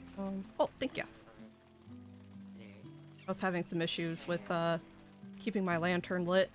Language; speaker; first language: English; native; English